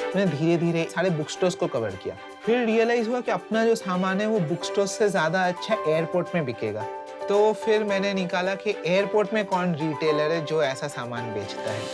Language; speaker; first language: Hindi; non-native, local second language; Bangla